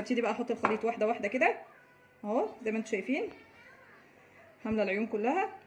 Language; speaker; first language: Arabic; native; Arabic